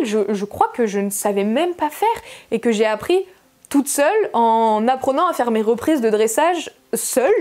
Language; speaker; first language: French; native; French